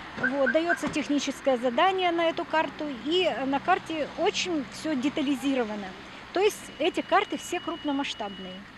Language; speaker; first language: Russian; native; Russian